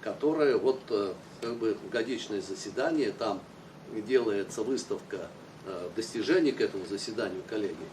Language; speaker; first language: Russian; native; Russian